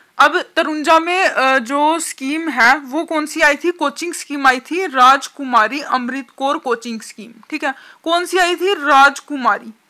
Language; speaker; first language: Hindi; native; Hindi